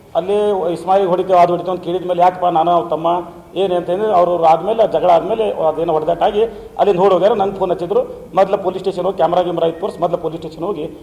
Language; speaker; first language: Kannada; non-native, local second language; Urdu